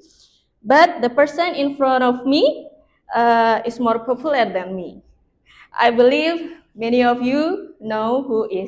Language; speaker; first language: English; non-native, learner; Indonesian